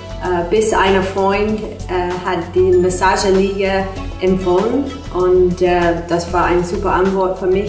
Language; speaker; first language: German; non-native, fluent; English